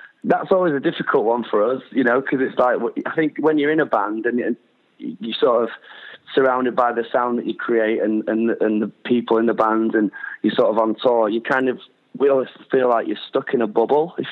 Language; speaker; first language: English; native; English